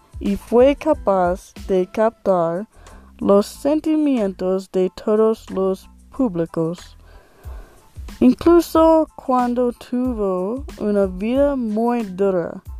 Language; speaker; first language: Spanish; non-native, learner; English